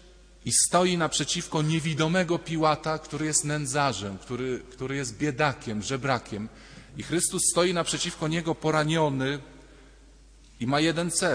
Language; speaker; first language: Polish; native; Polish